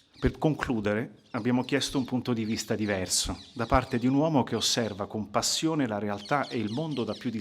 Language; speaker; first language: Italian; native; Italian